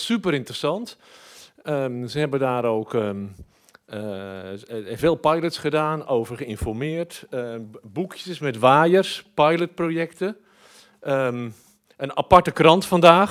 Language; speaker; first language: Dutch; native; Dutch